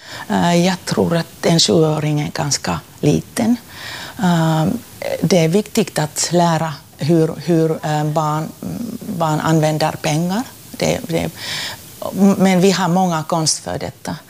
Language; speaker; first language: Swedish; non-native, local second language; Finnish